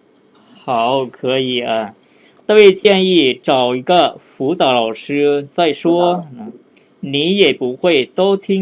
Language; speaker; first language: Chinese; non-native, fluent; Lao